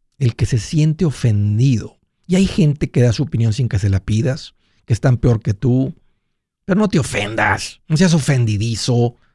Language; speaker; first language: Spanish; early bilingual, heritage; Spanish